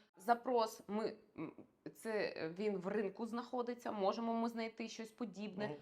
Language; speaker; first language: Ukrainian; non-native, local second language; Russian